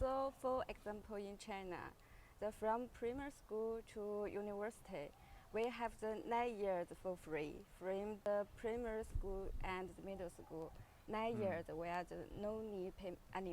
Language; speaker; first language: English; non-native, learner; Chinese